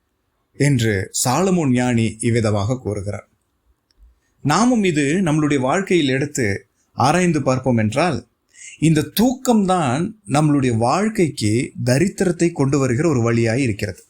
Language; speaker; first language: Tamil; native; Tamil